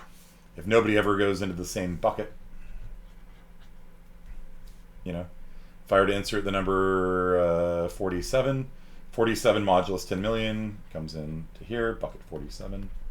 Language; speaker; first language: English; native; English